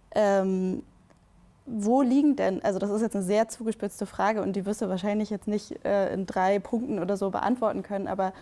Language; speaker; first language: German; native; German